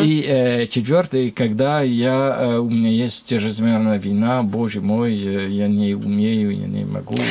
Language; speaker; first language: Russian; non-native, learner; French